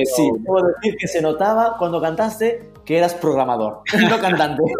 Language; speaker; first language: Spanish; native; Spanish